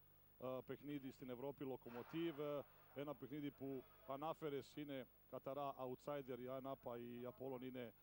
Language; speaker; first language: Greek; non-native, fluent; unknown